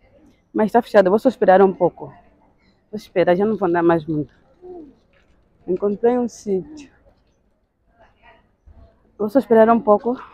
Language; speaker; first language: Portuguese; native; Portuguese